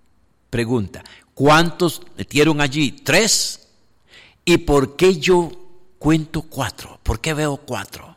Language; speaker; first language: Spanish; native; Spanish